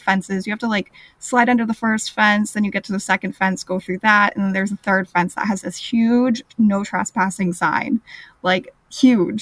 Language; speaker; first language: English; native; English